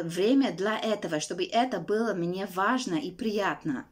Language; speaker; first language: Russian; non-native, fluent; English